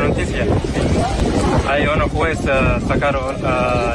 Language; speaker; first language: Spanish; non-native, learner; Arabic